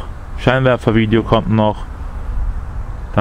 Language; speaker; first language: German; early bilingual, other home language; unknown